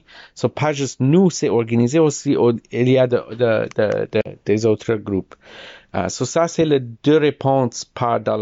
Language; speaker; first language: French; non-native, learner; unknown